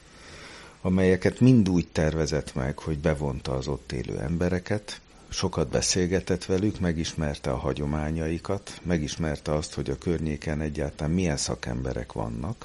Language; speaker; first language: Hungarian; native; Hungarian